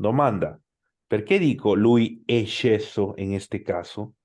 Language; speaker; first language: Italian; non-native, fluent; Spanish